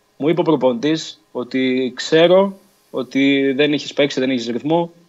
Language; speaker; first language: Greek; early bilingual, other home language; Portuguese